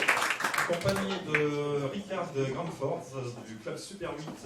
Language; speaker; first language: French; native; French